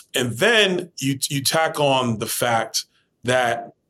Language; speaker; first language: English; native; English